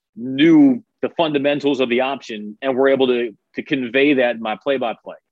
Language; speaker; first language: English; native; English